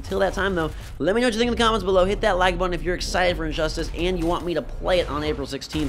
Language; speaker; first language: English; native; English